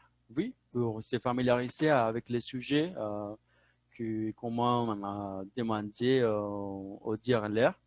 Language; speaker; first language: French; non-native, fluent; Spanish